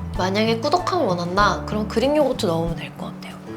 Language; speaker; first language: Korean; native; Korean